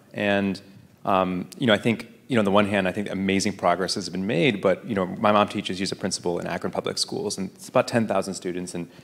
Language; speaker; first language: English; native; English